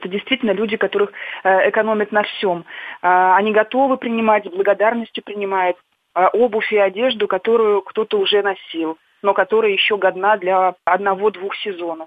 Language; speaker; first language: Russian; native; Russian